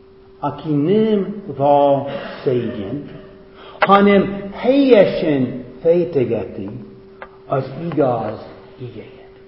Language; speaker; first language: Hungarian; non-native, fluent; English